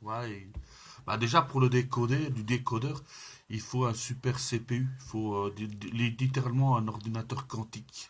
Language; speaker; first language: French; native; French